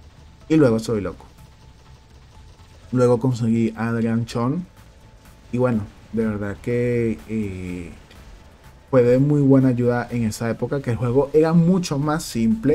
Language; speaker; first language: Spanish; native; Spanish